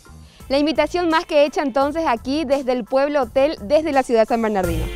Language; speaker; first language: Spanish; native; Spanish